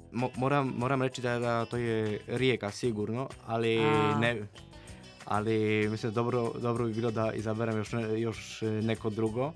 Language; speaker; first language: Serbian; non-native, fluent; Polish